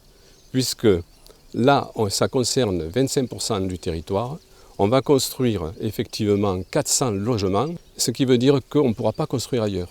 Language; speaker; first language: French; native; French